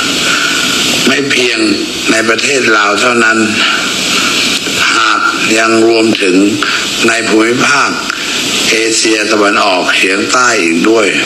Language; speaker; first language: Thai; native; Thai